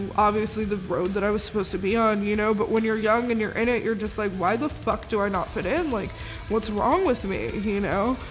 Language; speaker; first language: English; native; English